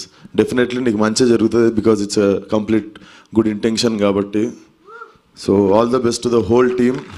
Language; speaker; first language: Telugu; native; Telugu